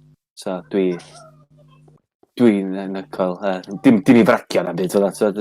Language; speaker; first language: Welsh; native; Welsh